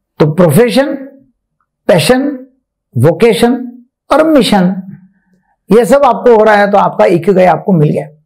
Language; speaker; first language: Hindi; non-native, local second language; Marathi